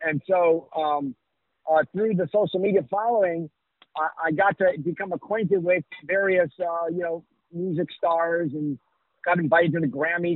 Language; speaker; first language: English; native; English